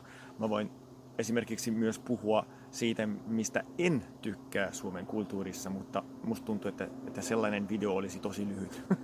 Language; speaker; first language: Finnish; non-native, fluent; Italian